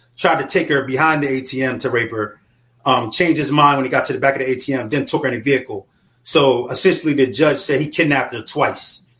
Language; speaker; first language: English; native; English